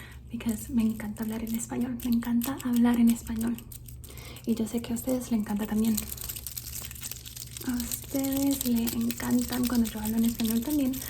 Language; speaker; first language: Spanish; early bilingual, heritage; Spanish